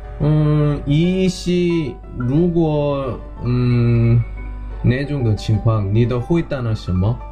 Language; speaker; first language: Chinese; non-native, learner; Korean